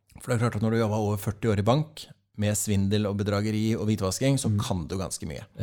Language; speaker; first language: Norwegian; native; Norwegian